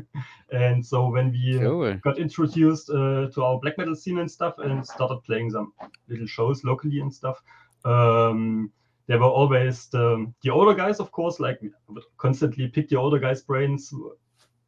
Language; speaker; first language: English; non-native, fluent; German